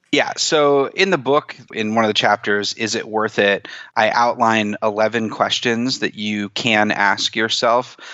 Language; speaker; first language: English; native; English